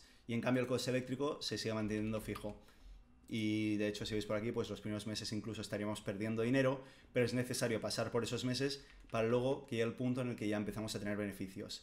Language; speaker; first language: Spanish; native; Spanish